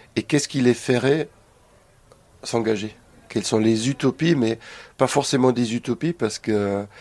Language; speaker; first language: French; non-native, fluent; German